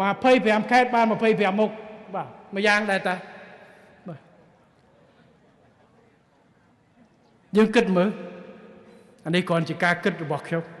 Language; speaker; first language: Khmer; native; Khmer